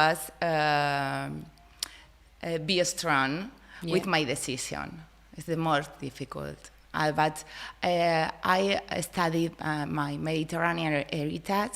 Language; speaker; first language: English; non-native, learner; Spanish